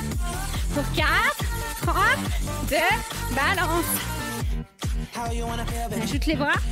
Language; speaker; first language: French; native; French